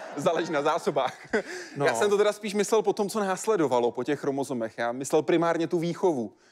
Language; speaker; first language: Czech; native; Czech